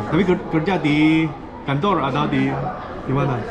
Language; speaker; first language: Indonesian; non-native, learner; Chinese